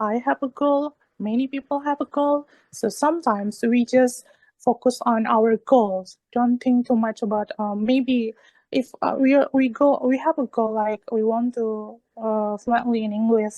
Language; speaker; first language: English; non-native, learner; Indonesian